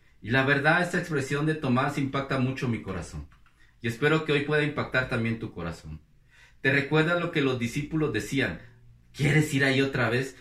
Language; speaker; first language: Spanish; native; Spanish